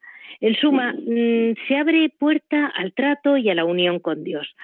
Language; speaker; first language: Spanish; native; Spanish